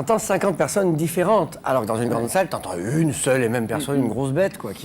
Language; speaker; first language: French; native; French